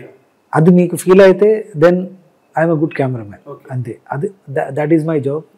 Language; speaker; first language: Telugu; non-native, learner; Malayalam